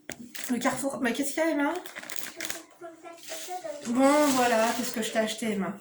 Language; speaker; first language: French; native; French